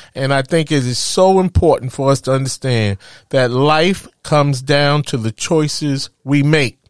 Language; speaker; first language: English; native; English